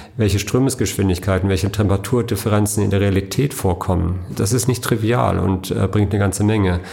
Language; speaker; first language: German; native; German